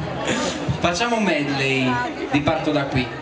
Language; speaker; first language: Italian; native; Italian